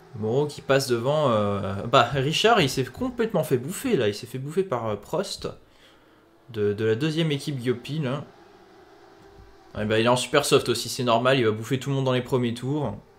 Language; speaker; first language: French; native; French